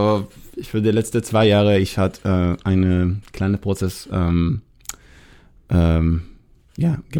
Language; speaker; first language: German; non-native, learner; Hebrew